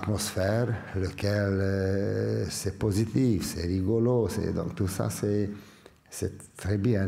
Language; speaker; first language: French; non-native, fluent; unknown